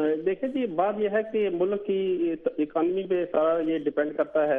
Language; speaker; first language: Urdu; native; Urdu